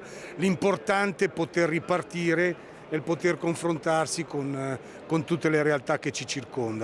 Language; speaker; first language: Italian; native; Italian